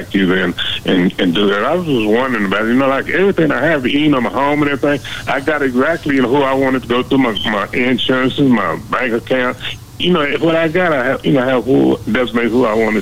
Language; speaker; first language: English; native; English